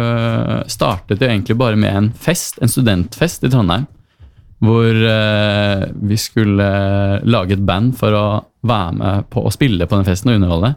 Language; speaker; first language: Norwegian; native; Norwegian